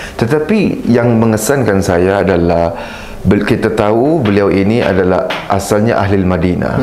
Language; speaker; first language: Malay; native; Malay